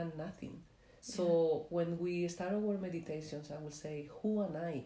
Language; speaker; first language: English; non-native, fluent; Spanish